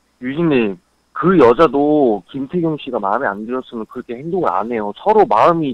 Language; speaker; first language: Korean; native; Korean